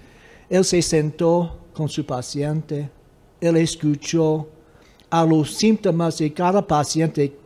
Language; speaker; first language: Spanish; non-native, fluent; English